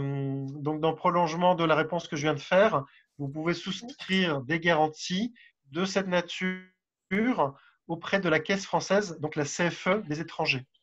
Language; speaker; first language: French; native; French